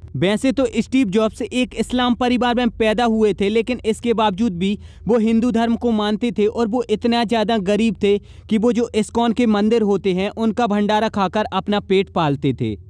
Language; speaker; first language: Hindi; native; Hindi